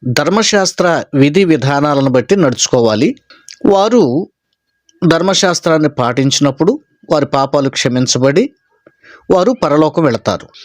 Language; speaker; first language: Telugu; native; Telugu